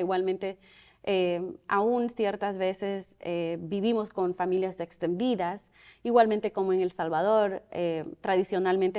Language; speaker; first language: Spanish; early bilingual, other home language; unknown